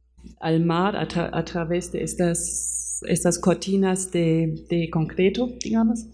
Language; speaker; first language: Spanish; non-native, fluent; German